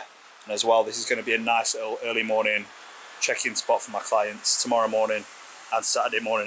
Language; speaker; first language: English; native; English